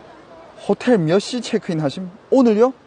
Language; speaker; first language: Korean; native; Korean